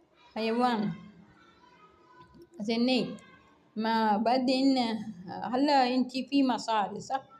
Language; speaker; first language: Arabic; non-native, learner; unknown